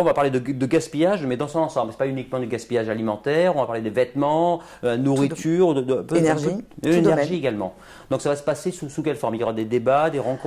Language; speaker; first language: French; native; French